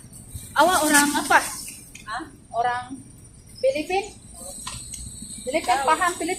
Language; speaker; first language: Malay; non-native, fluent; Filipino